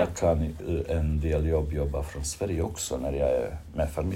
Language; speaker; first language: Swedish; non-native, fluent; Bosnian